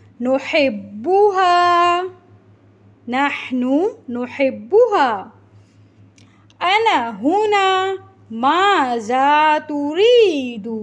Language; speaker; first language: Arabic; non-native, fluent; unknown